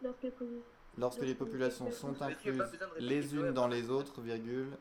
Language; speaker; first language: French; native; French